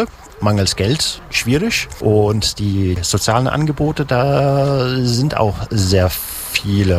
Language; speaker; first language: German; native; German